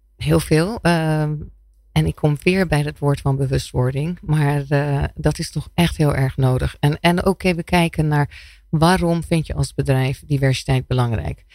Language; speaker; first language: Dutch; non-native, fluent; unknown